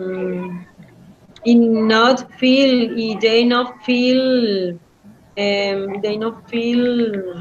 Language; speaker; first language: English; non-native, learner; Spanish